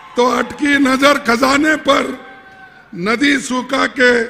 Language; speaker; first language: Hindi; non-native, local second language; Kannada